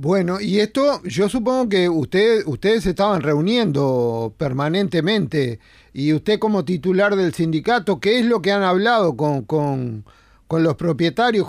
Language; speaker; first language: Spanish; native; Spanish